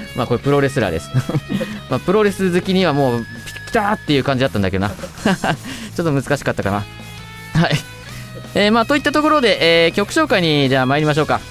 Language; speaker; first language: Japanese; native; Japanese